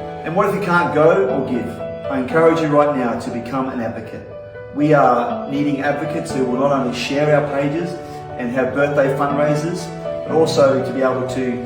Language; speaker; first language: English; native; English